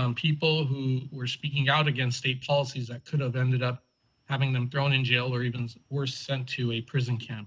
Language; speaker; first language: English; native; English